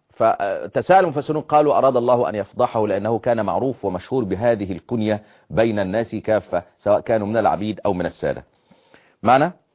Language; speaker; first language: Arabic; native; Arabic